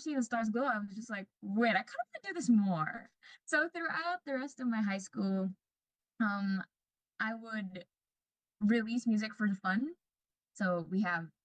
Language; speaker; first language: English; non-native, local second language; Cebuano